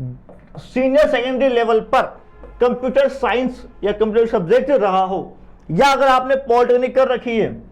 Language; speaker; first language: Hindi; native; Hindi